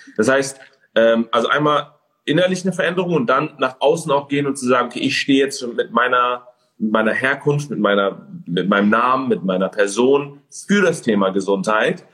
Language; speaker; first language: German; early bilingual, other home language; Persian